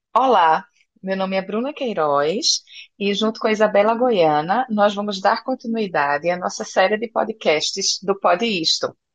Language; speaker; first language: Portuguese; native; Portuguese